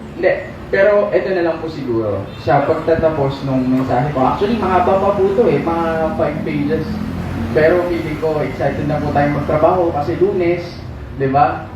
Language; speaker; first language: Filipino; non-native, local second language; Pangasinan